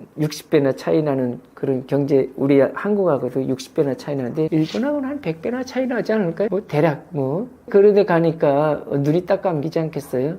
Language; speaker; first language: Korean; native; Korean